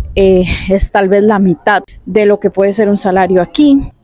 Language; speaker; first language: Spanish; native; Spanish